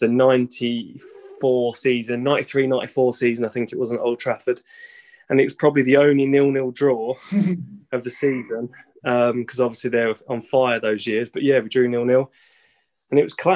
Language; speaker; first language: English; native; English